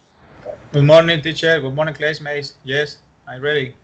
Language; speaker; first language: English; non-native, learner; Spanish